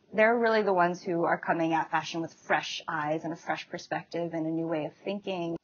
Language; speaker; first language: English; native; English